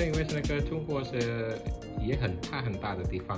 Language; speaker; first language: Chinese; non-native, fluent; Indonesian